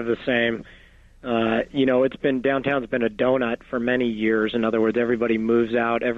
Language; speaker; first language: English; native; English